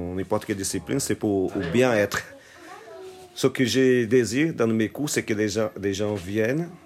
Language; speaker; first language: French; non-native, fluent; Portuguese